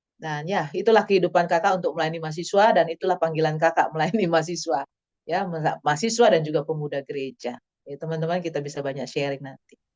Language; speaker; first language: Indonesian; native; Indonesian